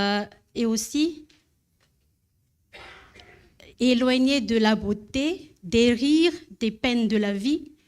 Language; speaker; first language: French; non-native, learner; Malagasy